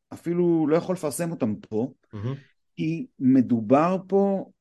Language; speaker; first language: Hebrew; native; Hebrew